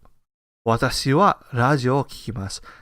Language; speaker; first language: Japanese; non-native, fluent; English